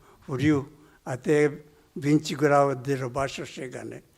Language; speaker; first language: Portuguese; non-native, learner; Japanese